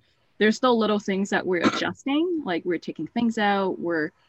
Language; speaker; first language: English; non-native, local second language; Cantonese